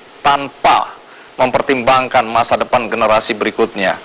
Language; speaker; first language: Indonesian; native; Indonesian